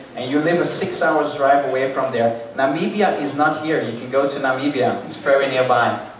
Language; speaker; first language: English; non-native, fluent; Dutch